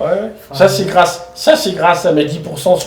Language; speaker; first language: French; native; French